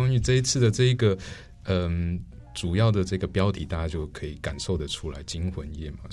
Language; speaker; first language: Chinese; native; Chinese